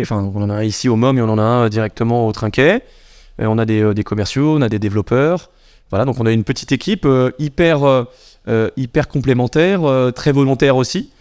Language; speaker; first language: French; native; French